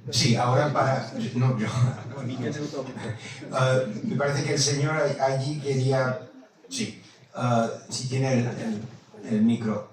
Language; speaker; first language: Spanish; non-native, fluent; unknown